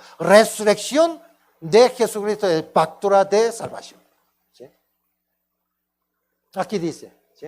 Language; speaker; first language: Spanish; non-native, fluent; Korean